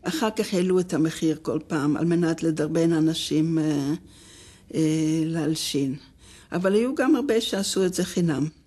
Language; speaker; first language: Hebrew; non-native, fluent; Dutch